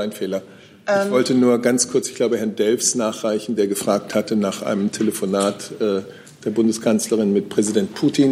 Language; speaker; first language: German; native; German